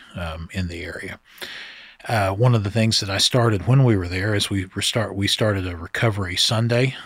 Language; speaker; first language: English; native; English